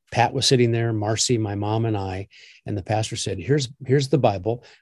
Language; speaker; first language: English; native; English